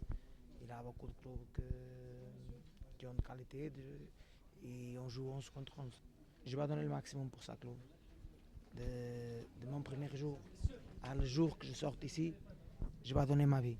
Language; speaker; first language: French; non-native, learner; Portuguese